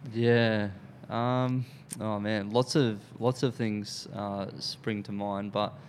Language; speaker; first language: English; native; English